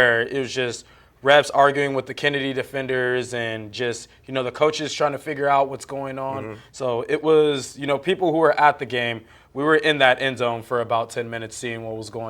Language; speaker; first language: English; native; English